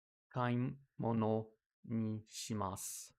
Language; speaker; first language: Japanese; non-native, learner; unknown